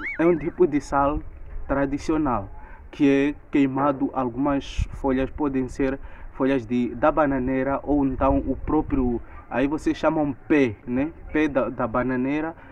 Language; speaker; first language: Portuguese; non-native, local second language; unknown